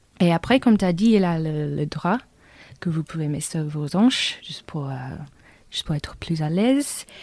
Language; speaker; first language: French; non-native, fluent; English